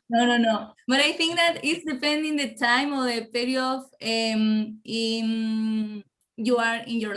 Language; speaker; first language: English; non-native, learner; Spanish